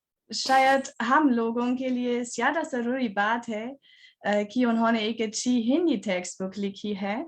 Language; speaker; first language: Hindi; non-native, learner; German